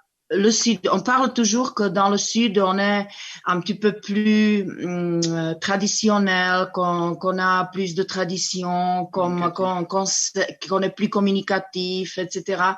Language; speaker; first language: French; non-native, fluent; Czech